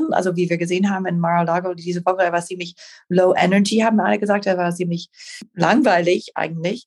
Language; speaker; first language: German; non-native, fluent; English